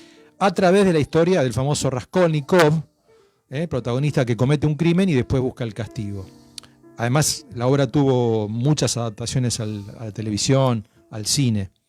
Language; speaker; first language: Spanish; native; Spanish